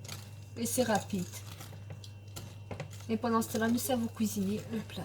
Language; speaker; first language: French; native; French